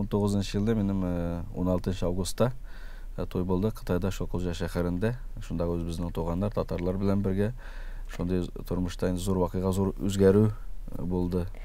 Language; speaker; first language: Tatar; early bilingual, heritage; Tatar